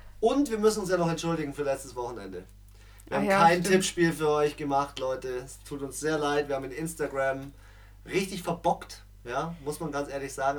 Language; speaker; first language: German; native; German